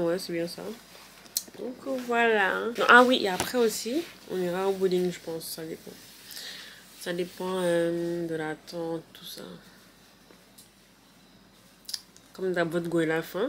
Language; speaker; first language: French; native; French